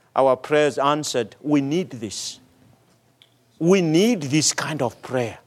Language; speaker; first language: English; non-native, fluent; Malagasy